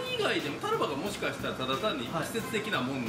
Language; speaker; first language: Japanese; native; Japanese